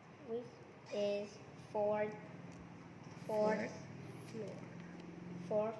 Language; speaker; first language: English; non-native, learner; Vietnamese